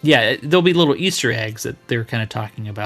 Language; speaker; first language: English; native; English